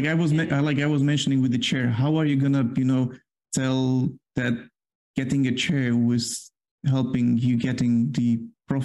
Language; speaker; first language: English; non-native, fluent; Polish